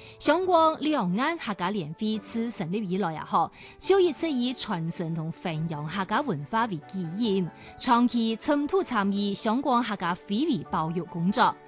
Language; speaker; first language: Chinese; non-native, local second language; Cantonese